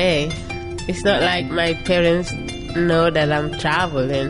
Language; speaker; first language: English; non-native, local second language; Mandingo